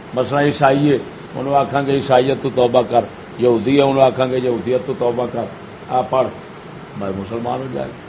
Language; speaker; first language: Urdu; non-native, local second language; Punjabi